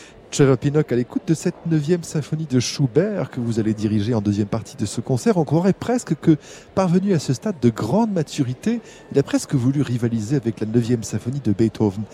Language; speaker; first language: French; native; French